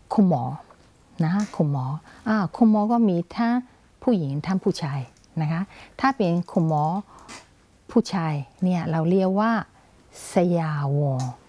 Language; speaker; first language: Thai; non-native, fluent; Burmese